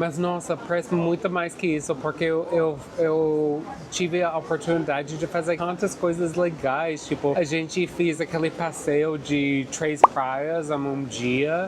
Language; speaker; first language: Portuguese; non-native, fluent; English